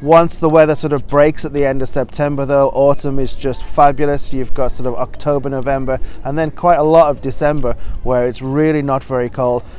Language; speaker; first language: English; native; English